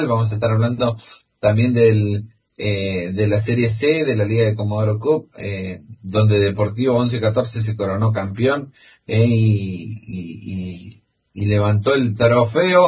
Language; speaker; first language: Spanish; native; Spanish